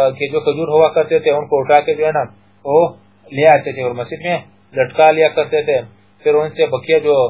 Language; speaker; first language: Urdu; non-native, local second language; Pashto